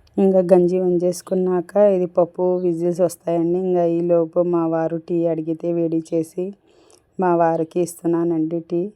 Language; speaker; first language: Telugu; non-native, local second language; Urdu